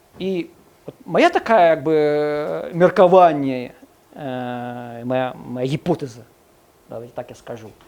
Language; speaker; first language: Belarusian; non-native, local second language; Russian